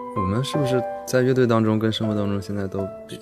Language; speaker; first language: Chinese; native; Chinese